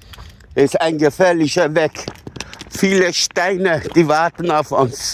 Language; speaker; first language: German; non-native, learner; Persian